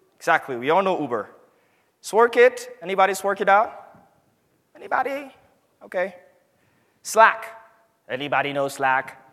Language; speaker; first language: English; non-native, local second language; Hausa